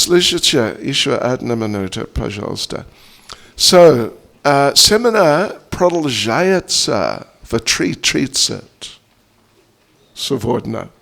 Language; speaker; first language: Russian; non-native, learner; English